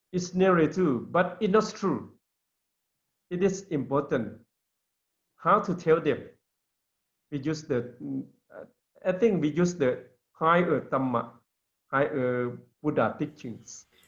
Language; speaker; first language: English; non-native, learner; Lao